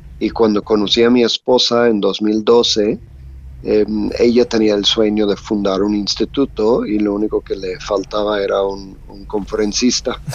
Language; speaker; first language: Spanish; non-native, fluent; English